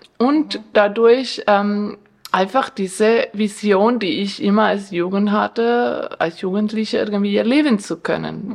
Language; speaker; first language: German; non-native, fluent; Spanish